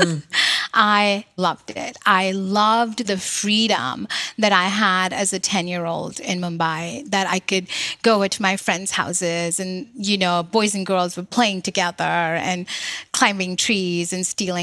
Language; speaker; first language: English; non-native, local second language; Malayalam